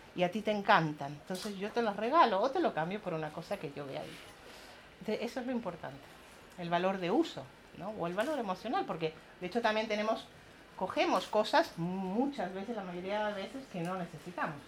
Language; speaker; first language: Spanish; native; Spanish